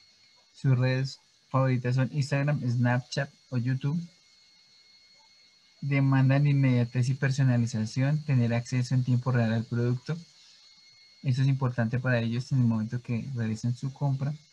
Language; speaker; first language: Spanish; native; Spanish